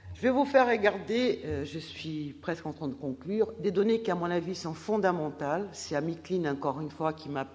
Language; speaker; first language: French; non-native, fluent; Portuguese